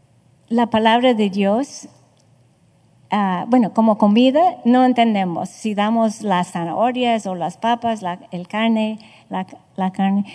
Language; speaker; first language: Spanish; non-native, fluent; English